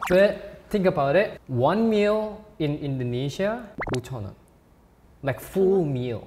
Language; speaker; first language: English; non-native, fluent; Indonesian